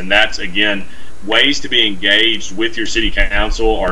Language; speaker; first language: English; native; English